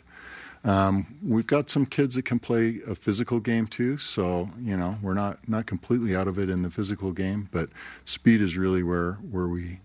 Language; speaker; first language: English; native; English